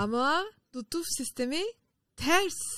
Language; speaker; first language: Turkish; non-native, fluent; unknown